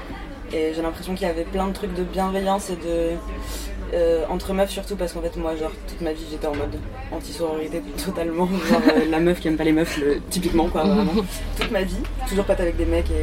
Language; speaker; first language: French; native; French